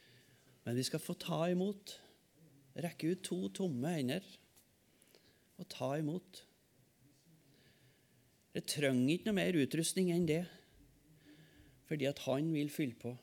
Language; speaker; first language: Norwegian; native; Norwegian